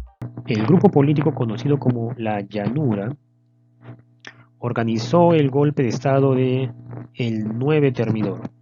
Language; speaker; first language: Spanish; native; Spanish